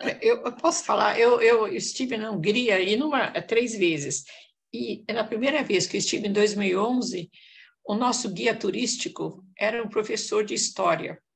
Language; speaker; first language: Portuguese; early bilingual, other home language; Hungarian